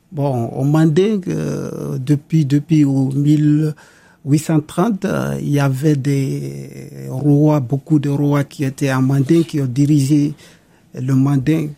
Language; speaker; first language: French; non-native, local second language; Bambara